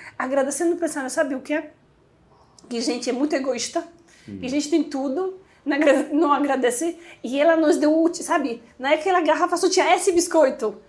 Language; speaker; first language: Portuguese; non-native, fluent; Polish